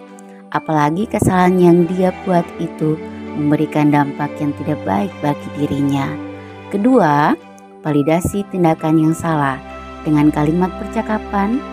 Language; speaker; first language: Indonesian; native; Indonesian